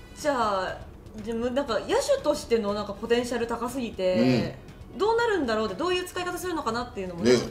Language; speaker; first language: Japanese; native; Japanese